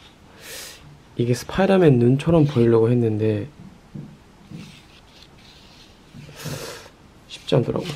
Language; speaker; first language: Korean; non-native, fluent; Japanese